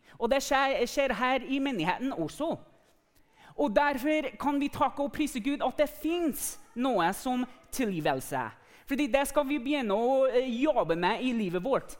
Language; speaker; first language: Norwegian; non-native, fluent; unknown